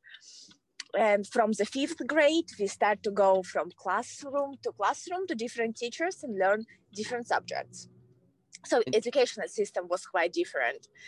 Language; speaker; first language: English; non-native, fluent; Kazakh